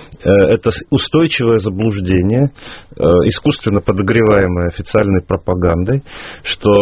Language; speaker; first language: Russian; native; Russian